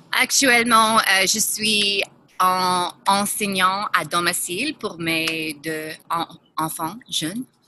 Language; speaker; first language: French; non-native, local second language; English